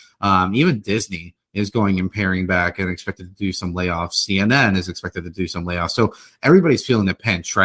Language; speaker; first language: English; native; English